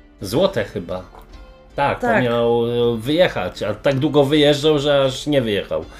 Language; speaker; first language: Polish; native; Polish